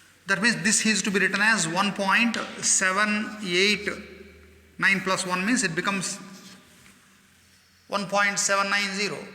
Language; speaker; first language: English; non-native, local second language; Kannada